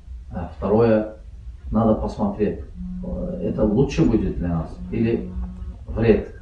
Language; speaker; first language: Russian; non-native, learner; Azerbaijani